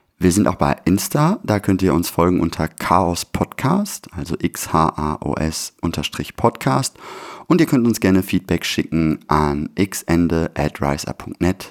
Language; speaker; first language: German; native; German